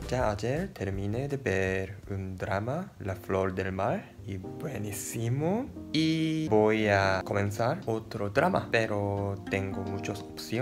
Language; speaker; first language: Spanish; non-native, learner; Japanese